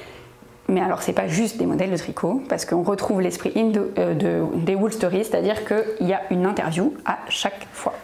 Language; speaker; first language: French; native; French